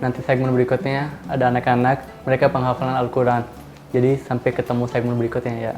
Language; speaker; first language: Indonesian; native; Indonesian